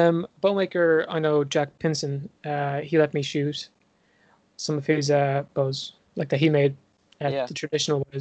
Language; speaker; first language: English; native; English